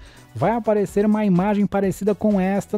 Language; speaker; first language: Portuguese; native; Portuguese